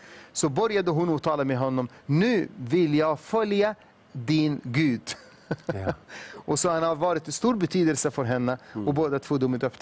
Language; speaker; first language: Swedish; non-native, fluent; Arabic